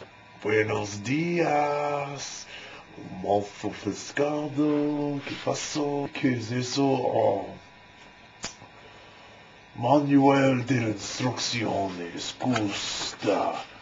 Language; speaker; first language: Spanish; non-native, learner; English